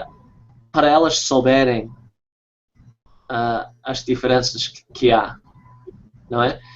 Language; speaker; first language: Portuguese; non-native, fluent; English